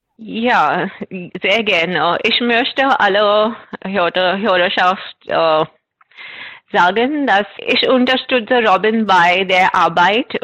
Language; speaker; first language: German; non-native, fluent; Marathi